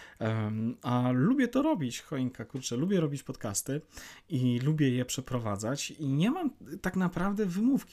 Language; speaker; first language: Polish; native; Polish